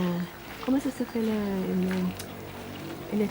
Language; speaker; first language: French; non-native, fluent; Norwegian